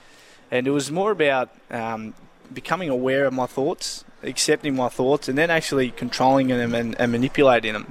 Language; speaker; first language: English; native; English